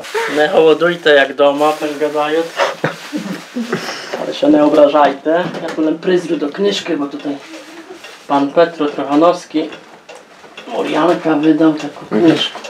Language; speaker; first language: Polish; non-native, local second language; Rusyn